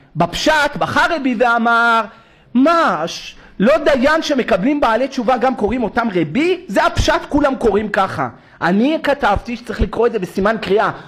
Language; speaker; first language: Hebrew; native; Hebrew